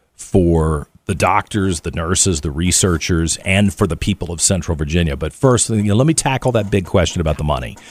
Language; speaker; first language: English; native; English